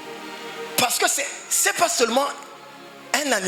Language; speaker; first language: French; non-native, local second language; Rundi